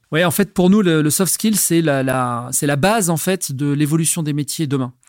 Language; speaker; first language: French; native; French